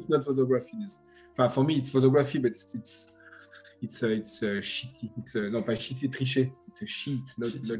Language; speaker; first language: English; non-native, learner; French